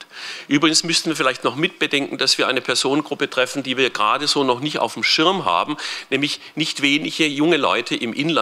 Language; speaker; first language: German; native; German